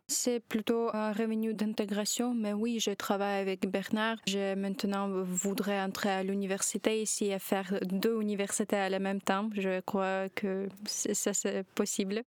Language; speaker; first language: French; non-native, learner; Ukrainian